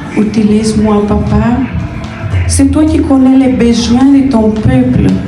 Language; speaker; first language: French; non-native, fluent; Spanish